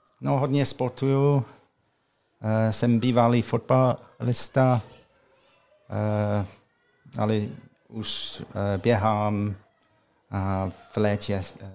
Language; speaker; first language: Czech; non-native, learner; English